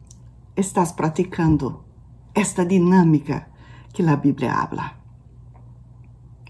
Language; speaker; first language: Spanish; non-native, learner; Portuguese